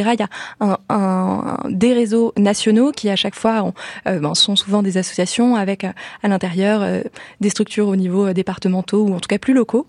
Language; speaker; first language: French; native; French